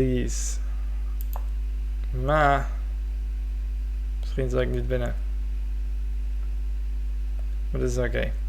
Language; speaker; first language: Dutch; non-native, fluent; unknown